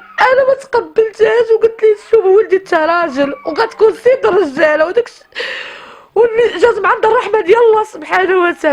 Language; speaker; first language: Arabic; native; Arabic